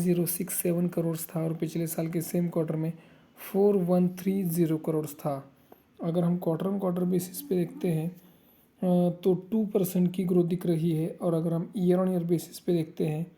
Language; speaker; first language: Hindi; non-native, local second language; Marathi